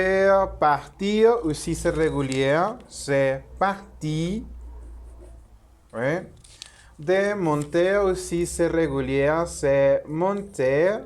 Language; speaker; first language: French; non-native, learner; Spanish